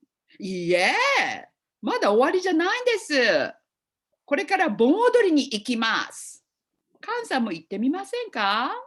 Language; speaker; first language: Japanese; non-native, fluent; English